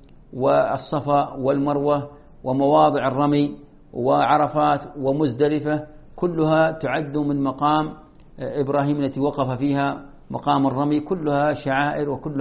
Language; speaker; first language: Arabic; native; Arabic